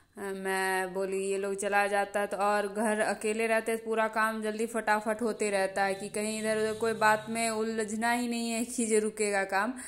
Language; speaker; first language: Hindi; native; Hindi